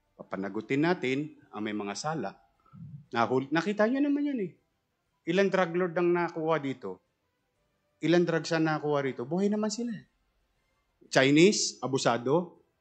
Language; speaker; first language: Filipino; native; Filipino